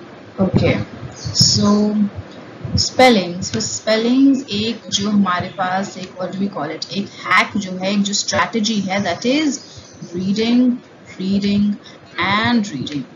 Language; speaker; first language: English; non-native, local second language; Hindi